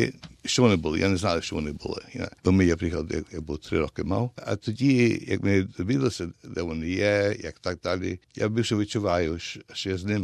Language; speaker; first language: Ukrainian; early bilingual, heritage; Ukrainian